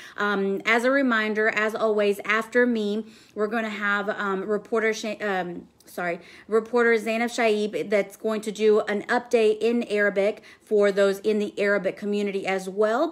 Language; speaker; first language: English; early bilingual, other home language; Spanish